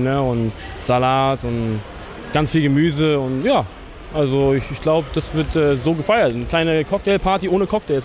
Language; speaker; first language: German; native; German